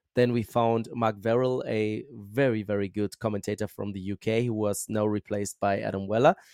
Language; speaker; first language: English; non-native, fluent; German